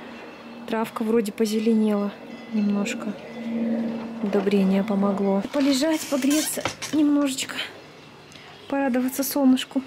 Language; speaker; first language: Russian; native; Russian